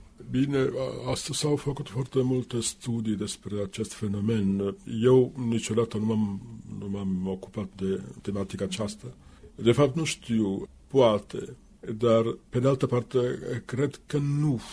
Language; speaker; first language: Romanian; non-native, fluent; Finnish